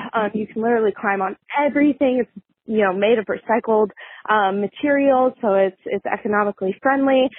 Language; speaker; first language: English; native; English